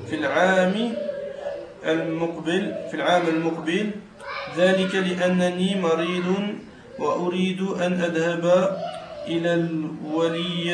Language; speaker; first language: Arabic; non-native, learner; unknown